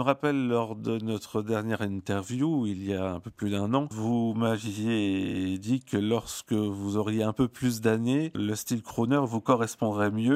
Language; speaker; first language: French; native; French